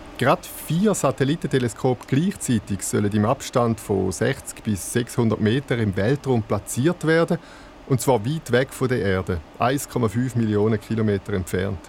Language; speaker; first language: German; native; German